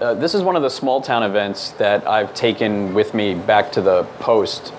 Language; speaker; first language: English; native; English